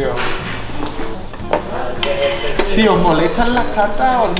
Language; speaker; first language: Spanish; non-native, learner; English